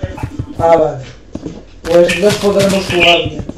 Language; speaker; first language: Spanish; native; Spanish